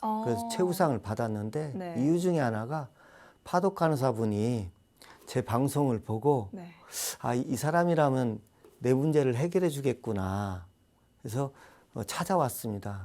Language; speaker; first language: Korean; native; Korean